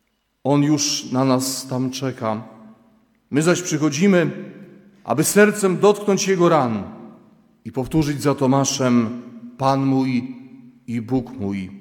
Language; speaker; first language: Polish; native; Polish